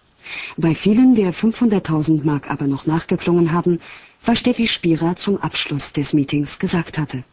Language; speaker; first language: German; native; German